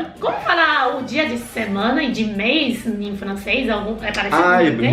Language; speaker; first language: Portuguese; non-native, fluent; Chinese